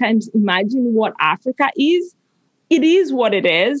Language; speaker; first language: English; non-native, local second language; Kikuyu